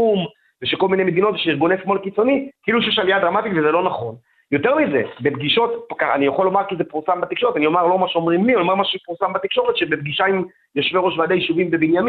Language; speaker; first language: Hebrew; native; Hebrew